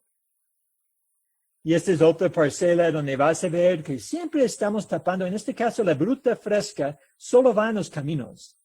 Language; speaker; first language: Spanish; non-native, fluent; English